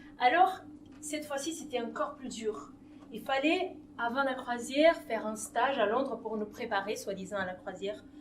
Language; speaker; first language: French; non-native, fluent; Portuguese